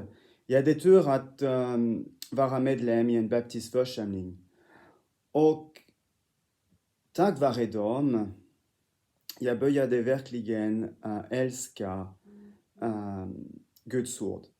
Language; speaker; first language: Swedish; non-native, fluent; French